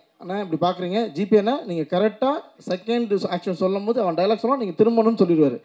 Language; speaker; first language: Tamil; native; Tamil